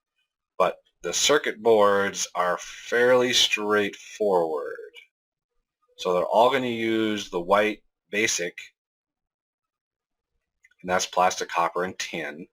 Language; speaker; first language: English; native; English